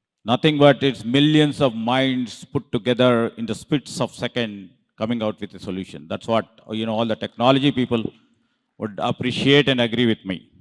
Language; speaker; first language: English; non-native, local second language; Telugu